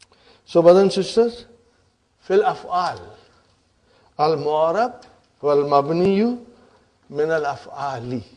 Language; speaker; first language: Arabic; non-native, fluent; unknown